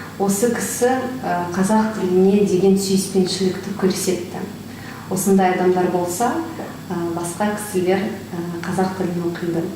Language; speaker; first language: Kazakh; non-native, local second language; Russian